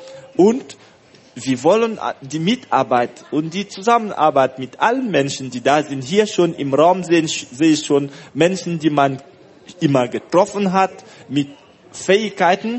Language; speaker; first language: German; non-native, fluent; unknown